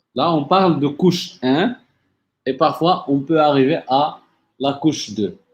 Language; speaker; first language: French; non-native, local second language; Arabic